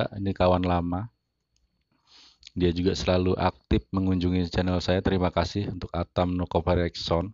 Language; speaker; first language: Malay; non-native, local second language; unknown